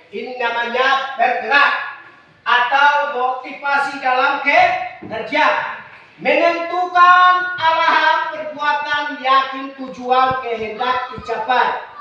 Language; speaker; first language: Indonesian; non-native, local second language; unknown